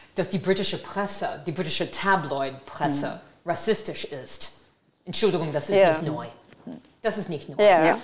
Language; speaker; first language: German; non-native, fluent; English